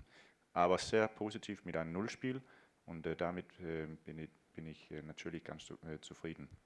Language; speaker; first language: German; non-native, fluent; Danish